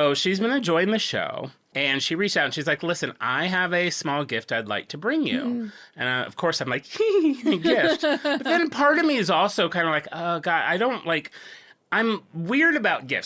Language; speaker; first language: English; native; English